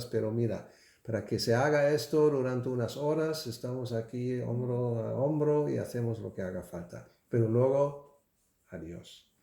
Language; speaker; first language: Spanish; non-native, fluent; German